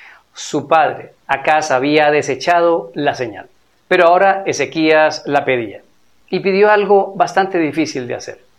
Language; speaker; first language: Spanish; native; Spanish